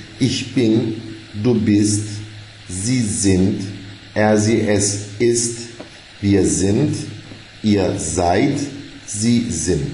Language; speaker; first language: German; non-native, fluent; Turkish